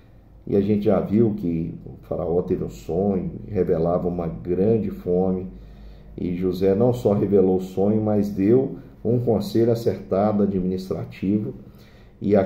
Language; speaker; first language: Portuguese; native; Portuguese